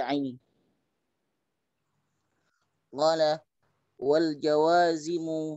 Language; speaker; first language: Arabic; non-native, learner; Indonesian